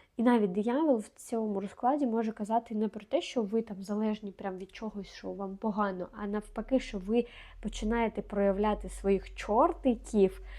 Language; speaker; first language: Ukrainian; non-native, local second language; Russian